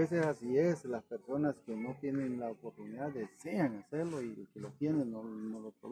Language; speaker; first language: Spanish; native; Spanish